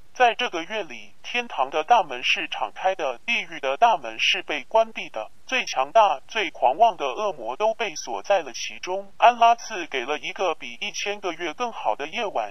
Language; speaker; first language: Chinese; non-native, local second language; Cantonese